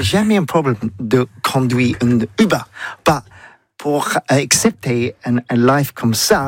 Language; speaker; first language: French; non-native, learner; English